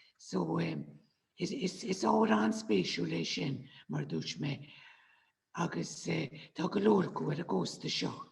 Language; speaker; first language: Irish; native; Irish